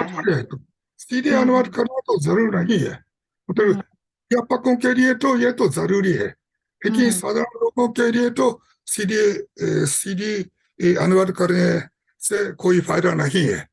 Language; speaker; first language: Hindi; non-native, fluent; Japanese